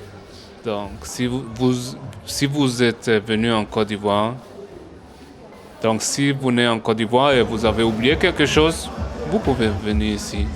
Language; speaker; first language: French; early bilingual, heritage; French